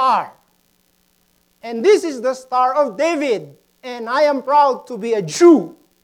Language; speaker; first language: English; non-native, local second language; Pampanga